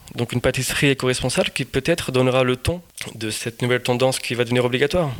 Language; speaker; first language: French; non-native, fluent; Portuguese